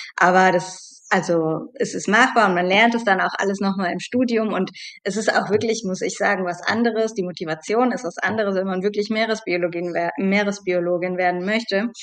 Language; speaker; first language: German; native; German